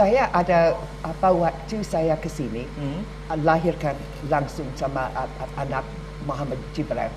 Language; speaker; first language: Indonesian; non-native, learner; English